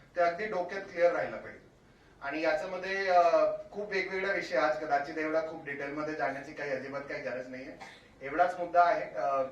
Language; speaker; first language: Marathi; non-native, local second language; Hindi